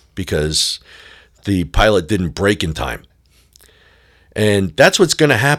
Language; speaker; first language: English; native; English